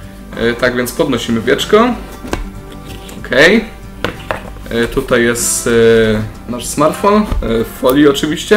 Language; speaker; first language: Polish; native; Polish